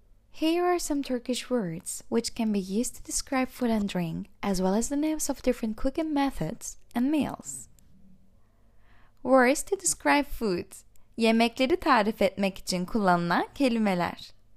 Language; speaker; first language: English; non-native, fluent; Turkish